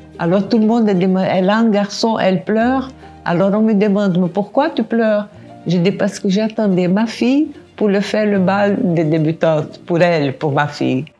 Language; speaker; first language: French; non-native, fluent; Portuguese